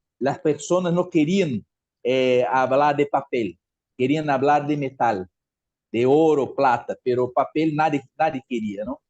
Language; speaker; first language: Spanish; non-native, fluent; Portuguese